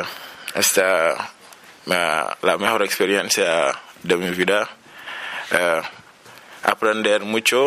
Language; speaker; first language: Spanish; non-native, learner; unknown